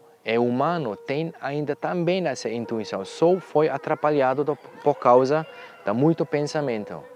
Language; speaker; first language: Portuguese; non-native, fluent; German